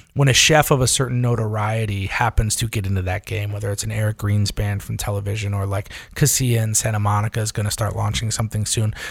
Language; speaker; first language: English; native; English